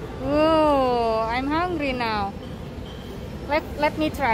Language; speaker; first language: English; non-native, learner; Indonesian